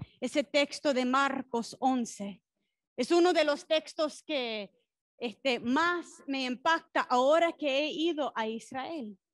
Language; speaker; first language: Spanish; non-native, fluent; English